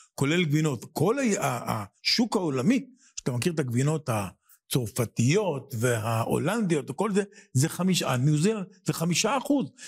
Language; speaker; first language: Hebrew; native; Hebrew